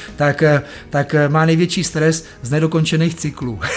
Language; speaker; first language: Czech; native; Czech